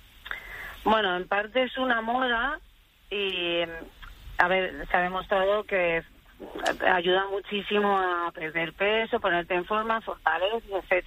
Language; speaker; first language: Spanish; native; Spanish